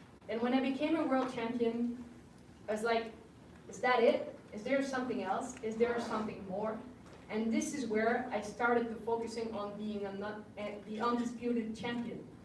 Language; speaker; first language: English; non-native, fluent; French